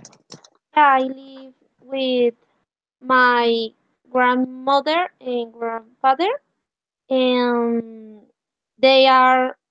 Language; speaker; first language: English; non-native, learner; Spanish